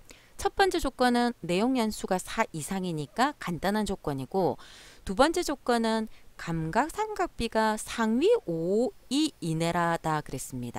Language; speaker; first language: Korean; native; Korean